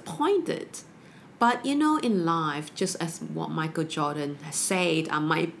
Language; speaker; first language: English; non-native, local second language; Chinese